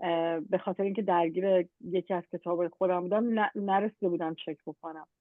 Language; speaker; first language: Persian; native; Persian